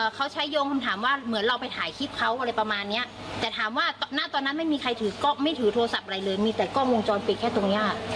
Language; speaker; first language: Thai; native; Thai